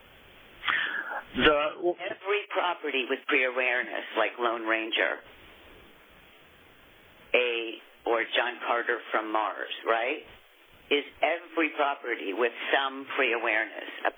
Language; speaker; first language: English; native; English